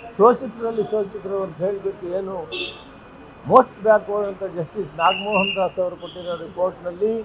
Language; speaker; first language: Kannada; native; Kannada